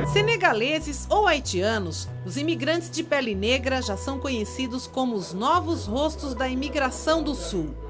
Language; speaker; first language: Portuguese; native; Portuguese